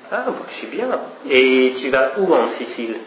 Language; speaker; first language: French; non-native, fluent; English